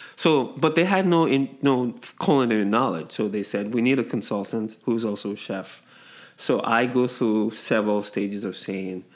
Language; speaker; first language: English; non-native, local second language; Yoruba